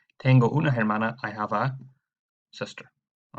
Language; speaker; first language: Spanish; non-native, fluent; English